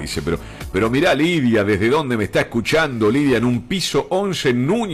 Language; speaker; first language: Spanish; native; Spanish